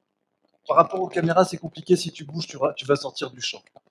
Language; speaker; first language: French; native; French